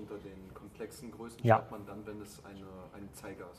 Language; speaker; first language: German; native; German